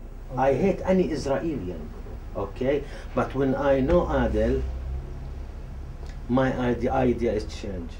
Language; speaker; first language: English; non-native, learner; Arabic